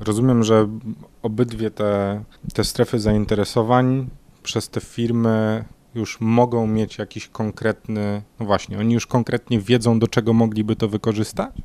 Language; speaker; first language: Polish; native; Polish